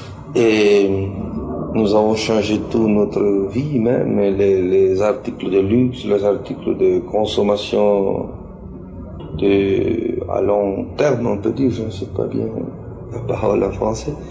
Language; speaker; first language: French; non-native, fluent; Spanish